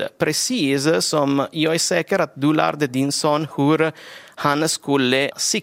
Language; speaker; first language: Swedish; non-native, fluent; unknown